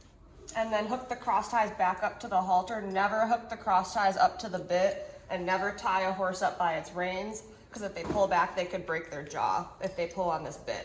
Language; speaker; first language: English; native; English